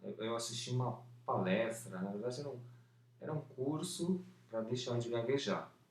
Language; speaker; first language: Portuguese; early bilingual, other home language; Spanish